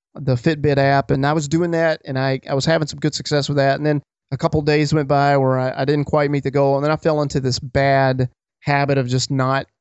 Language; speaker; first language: English; native; English